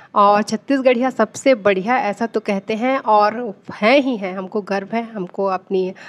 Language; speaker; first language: Hindi; native; Hindi